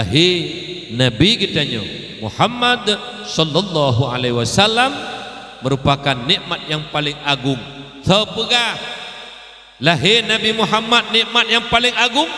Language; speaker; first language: Indonesian; non-native, local second language; Achinese